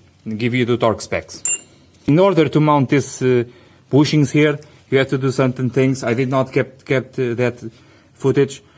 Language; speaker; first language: English; non-native, fluent; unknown